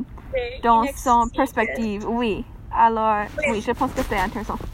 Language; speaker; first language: French; non-native, learner; English